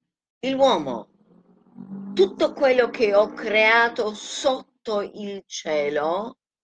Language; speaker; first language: Italian; non-native, fluent; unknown